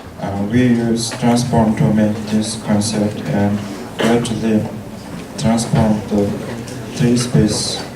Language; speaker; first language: English; non-native, learner; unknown